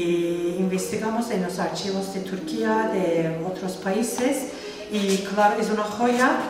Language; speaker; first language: Spanish; non-native, fluent; Turkish